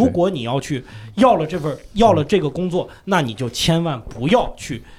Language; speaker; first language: Chinese; native; Chinese